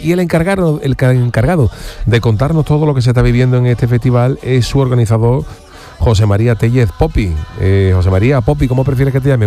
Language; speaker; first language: Spanish; native; Spanish